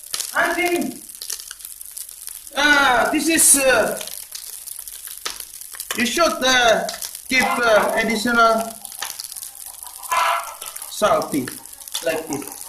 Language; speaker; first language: English; non-native, learner; Indonesian